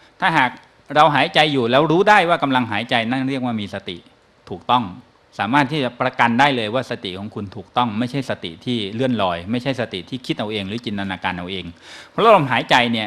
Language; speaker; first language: Thai; native; Thai